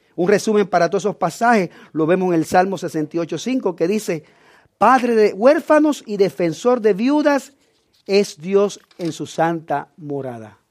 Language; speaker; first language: Spanish; native; Spanish